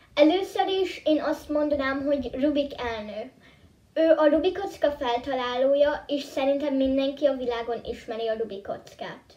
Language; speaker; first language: Hungarian; early bilingual, heritage; Hungarian